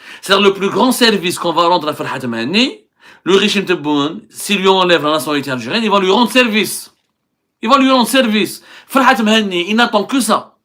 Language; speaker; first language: French; non-native, local second language; Arabic